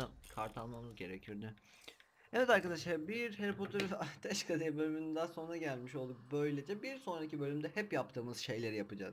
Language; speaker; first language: Turkish; native; Turkish